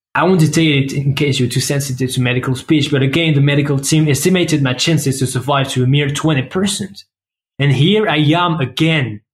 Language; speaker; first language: English; non-native, fluent; French